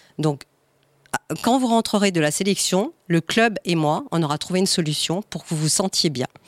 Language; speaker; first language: French; native; French